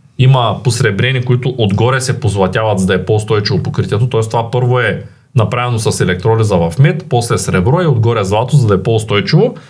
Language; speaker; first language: Bulgarian; native; Bulgarian